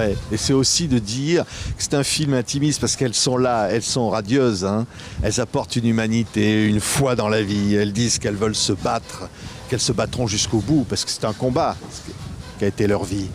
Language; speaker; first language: French; native; French